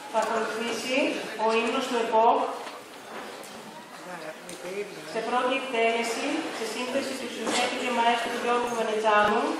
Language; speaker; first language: Greek; native; Greek